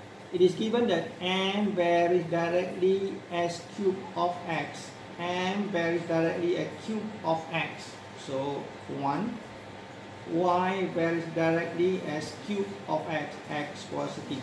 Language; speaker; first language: English; non-native, local second language; Malay